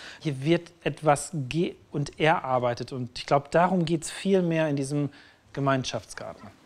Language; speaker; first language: German; native; German